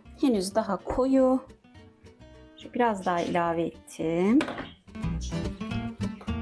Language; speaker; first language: Turkish; native; Turkish